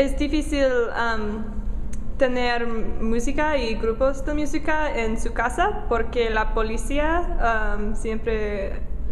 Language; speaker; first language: Spanish; non-native, learner; English